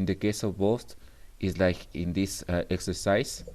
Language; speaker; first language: English; non-native, fluent; Spanish